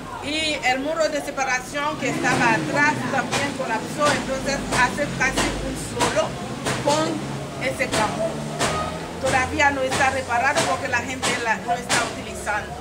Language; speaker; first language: Spanish; non-native, fluent; Haitian Creole